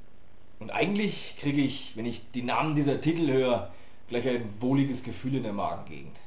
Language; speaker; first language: German; native; German